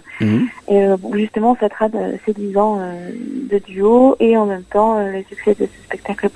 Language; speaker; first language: French; native; French